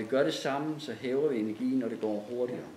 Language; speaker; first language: Danish; native; Danish